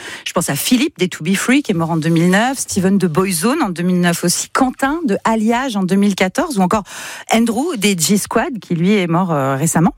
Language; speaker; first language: French; native; French